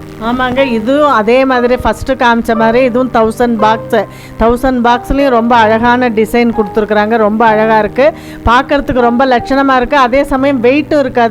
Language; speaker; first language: Tamil; native; Tamil